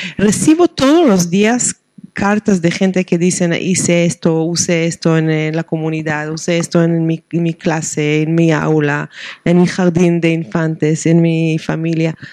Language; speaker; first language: Spanish; non-native, fluent; Hebrew